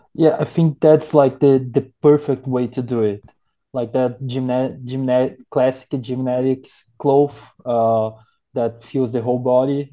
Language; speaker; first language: English; non-native, learner; Portuguese